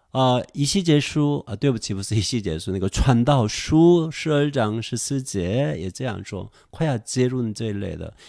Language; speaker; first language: Chinese; non-native, fluent; Korean